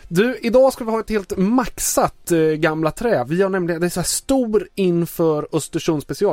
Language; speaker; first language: Swedish; native; Swedish